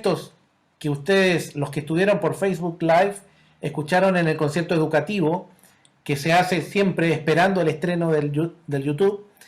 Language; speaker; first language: Spanish; native; Spanish